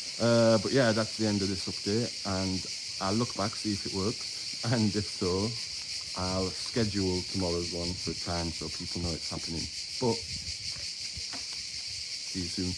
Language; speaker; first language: English; native; English